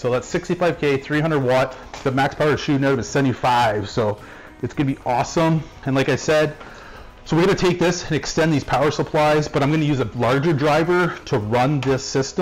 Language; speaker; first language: English; native; English